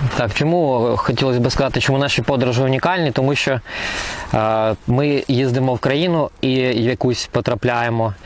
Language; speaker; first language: Ukrainian; non-native, local second language; Russian